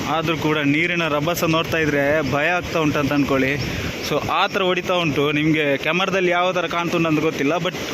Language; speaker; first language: Kannada; native; Kannada